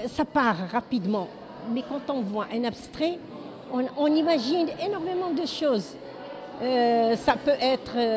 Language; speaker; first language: French; non-native, local second language; Arabic